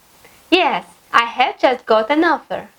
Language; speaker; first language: English; non-native, fluent; Russian